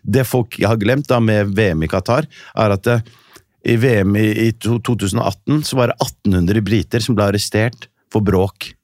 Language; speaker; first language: Norwegian; early bilingual, other home language; Riffian